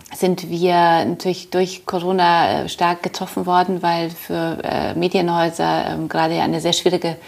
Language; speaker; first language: German; early bilingual, other home language; Polish